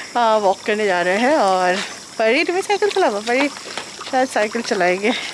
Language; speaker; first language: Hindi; non-native, local second language; Assamese